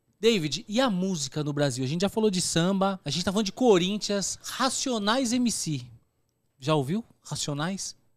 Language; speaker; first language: Portuguese; native; Portuguese